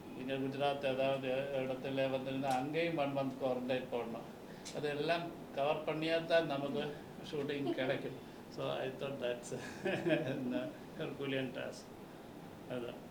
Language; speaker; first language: Tamil; non-native, learner; Malayalam